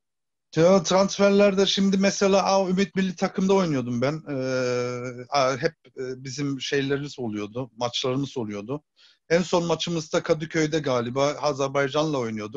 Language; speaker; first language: Turkish; early bilingual, heritage; Turkish